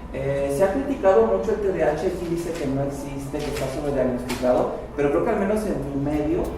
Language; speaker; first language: Spanish; native; Spanish